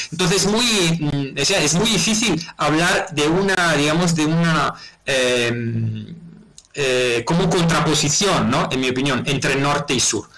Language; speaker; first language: Spanish; non-native, fluent; Italian